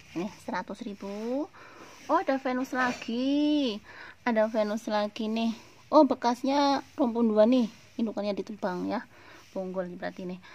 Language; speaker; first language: Indonesian; non-native, local second language; Javanese